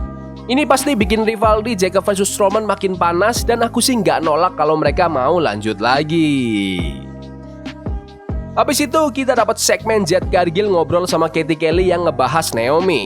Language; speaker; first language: Indonesian; native; Indonesian